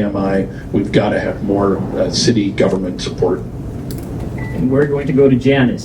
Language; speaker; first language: English; early bilingual, other home language; Cantonese